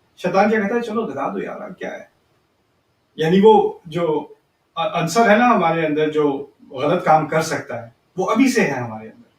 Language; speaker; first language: Urdu; early bilingual, heritage; Urdu